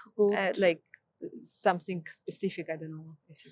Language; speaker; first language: English; non-native, fluent; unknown